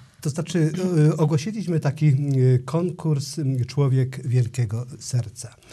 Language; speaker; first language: Polish; native; Polish